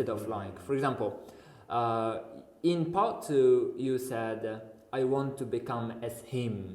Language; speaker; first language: English; non-native, fluent; Uzbek